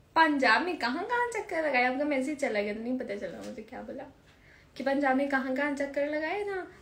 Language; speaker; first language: Hindi; native; Hindi